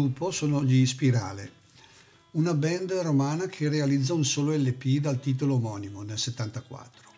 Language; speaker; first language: Italian; native; Italian